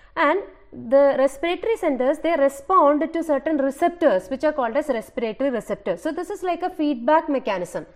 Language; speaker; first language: English; non-native, local second language; Malayalam